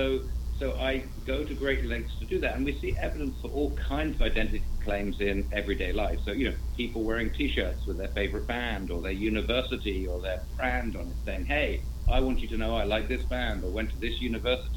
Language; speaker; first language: English; native; English